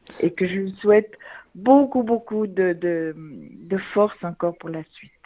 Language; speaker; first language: French; native; French